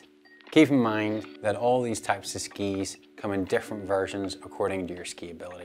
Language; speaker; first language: English; native; English